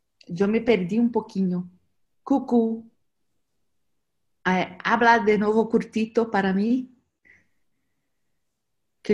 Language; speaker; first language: Spanish; non-native, learner; Portuguese